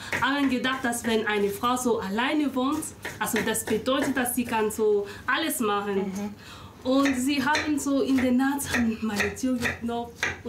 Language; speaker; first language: German; non-native, learner; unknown